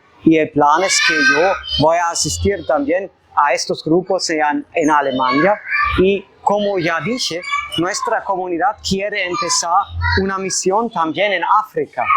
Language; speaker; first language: Spanish; non-native, fluent; German